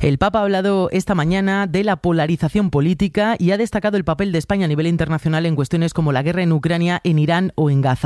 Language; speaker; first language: Spanish; native; Spanish